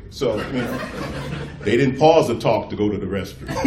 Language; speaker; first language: English; native; English